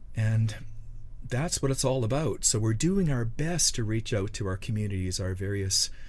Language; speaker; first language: English; native; English